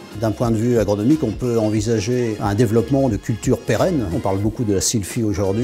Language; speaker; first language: French; native; French